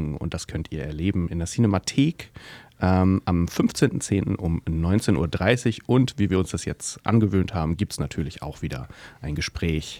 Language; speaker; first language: German; native; German